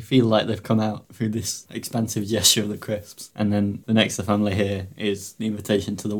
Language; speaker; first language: English; native; English